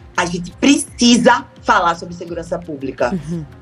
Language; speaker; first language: Portuguese; native; Portuguese